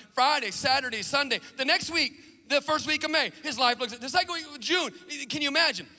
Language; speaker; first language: English; native; English